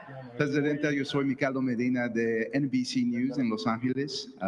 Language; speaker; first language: Spanish; early bilingual, heritage; Spanish